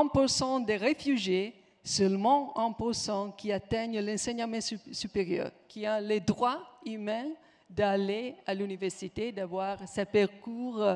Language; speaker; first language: French; non-native, fluent; Italian